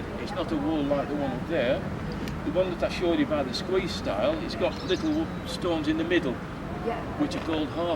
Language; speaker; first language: English; native; English